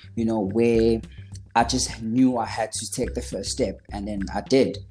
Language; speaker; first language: English; non-native, local second language; Zulu